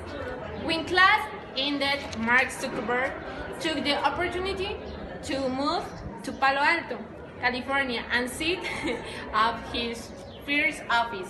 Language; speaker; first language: English; non-native, learner; Spanish